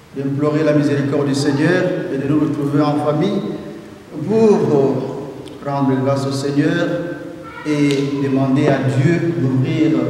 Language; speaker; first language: French; non-native, local second language; Lingala